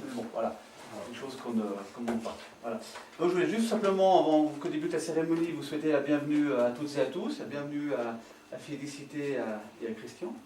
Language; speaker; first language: French; native; French